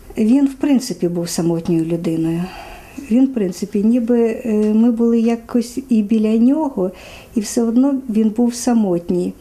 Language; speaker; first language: Ukrainian; native; Ukrainian